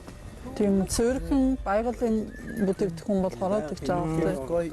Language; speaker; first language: Mongolian; non-native, fluent; Polish